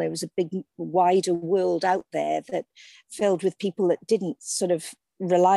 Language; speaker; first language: English; native; English